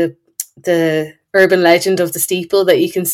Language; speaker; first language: English; native; English